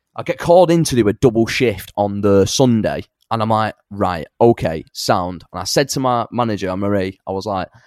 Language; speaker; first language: English; native; English